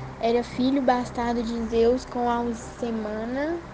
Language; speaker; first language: Portuguese; native; Portuguese